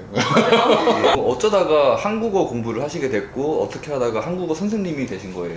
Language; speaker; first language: Korean; native; Korean